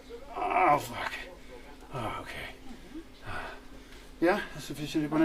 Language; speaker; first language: Spanish; non-native, learner; English